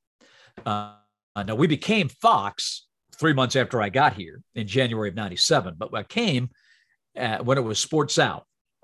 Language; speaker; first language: English; native; English